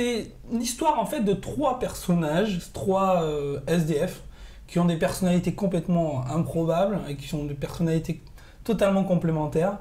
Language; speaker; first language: French; native; French